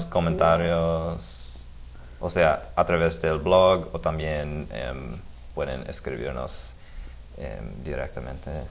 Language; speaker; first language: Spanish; non-native, fluent; English